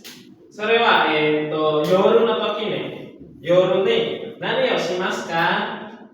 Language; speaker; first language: Japanese; non-native, fluent; Indonesian